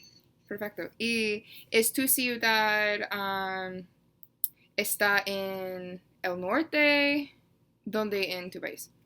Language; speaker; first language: Spanish; non-native, learner; English